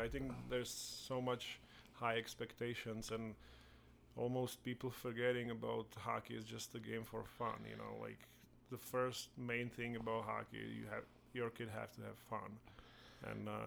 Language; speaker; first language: English; non-native, fluent; Czech